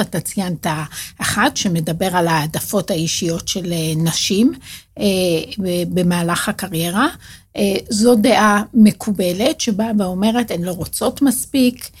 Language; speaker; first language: Hebrew; native; Hebrew